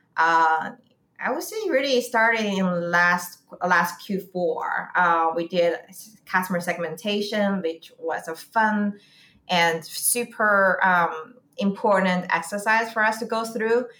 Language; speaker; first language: English; non-native, fluent; Chinese